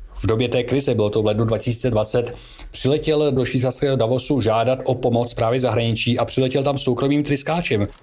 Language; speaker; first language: Czech; native; Czech